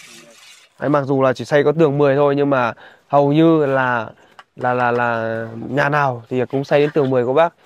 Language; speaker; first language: Vietnamese; native; Vietnamese